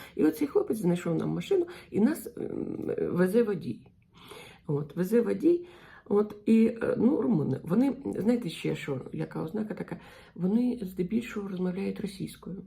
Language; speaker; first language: Ukrainian; non-native, local second language; Russian